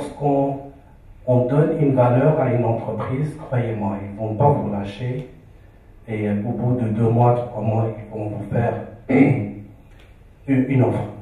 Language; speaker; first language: French; non-native, local second language; Arabic